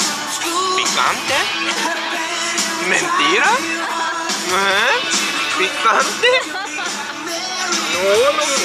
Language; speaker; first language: Spanish; non-native, learner; Japanese